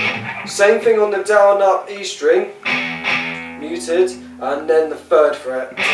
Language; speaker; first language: English; native; English